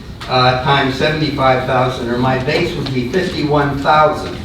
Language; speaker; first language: English; native; English